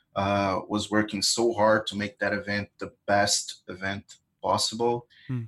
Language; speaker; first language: English; non-native, fluent; Portuguese